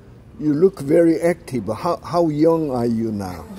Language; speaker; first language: English; non-native, learner; Korean